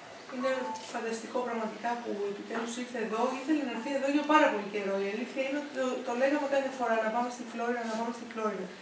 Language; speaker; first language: Greek; native; Greek